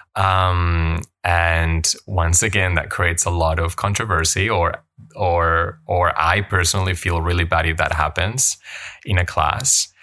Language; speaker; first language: English; non-native, fluent; Spanish